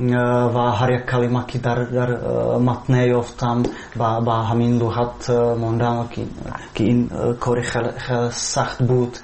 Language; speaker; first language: Persian; non-native, learner; Czech